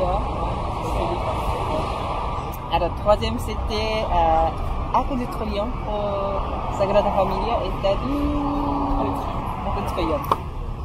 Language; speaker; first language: French; non-native, fluent; Japanese